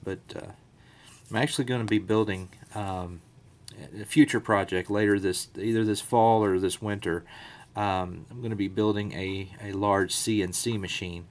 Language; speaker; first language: English; native; English